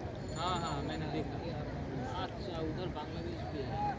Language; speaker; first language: Hindi; non-native, local second language; Bangla